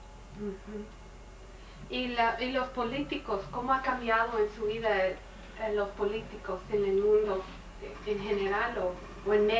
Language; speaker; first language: Spanish; non-native, learner; English